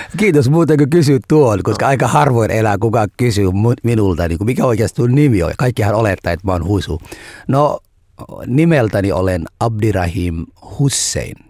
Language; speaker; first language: Finnish; non-native, fluent; Somali